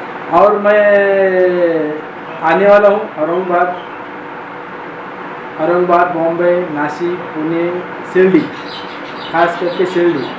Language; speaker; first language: Hindi; non-native, local second language; Marathi